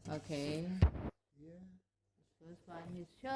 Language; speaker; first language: English; non-native, learner; Thai